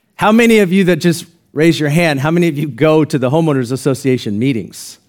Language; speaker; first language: English; native; English